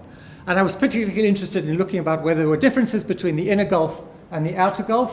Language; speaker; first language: English; native; English